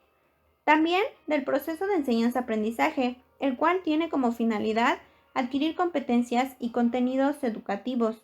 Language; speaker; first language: Spanish; native; Spanish